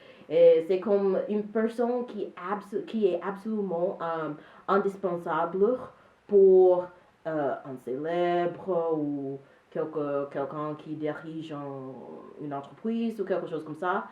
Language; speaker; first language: French; non-native, learner; English